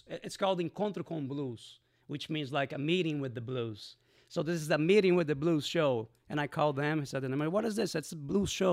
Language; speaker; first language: English; non-native, fluent; Portuguese